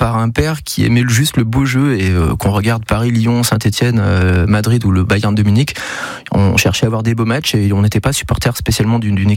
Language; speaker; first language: French; native; French